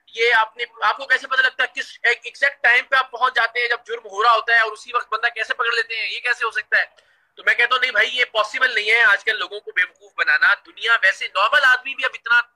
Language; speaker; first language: Urdu; native; Urdu